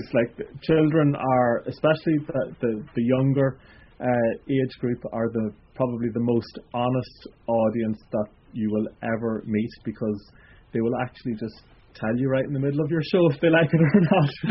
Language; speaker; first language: English; native; English